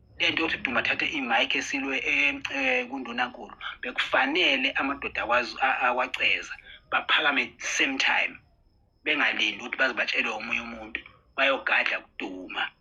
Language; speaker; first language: Zulu; native; Zulu